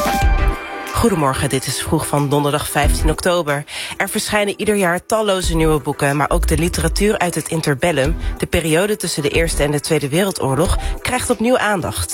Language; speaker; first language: Dutch; native; Dutch